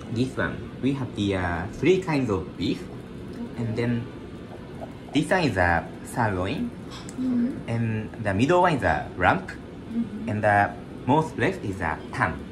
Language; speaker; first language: English; non-native, learner; Japanese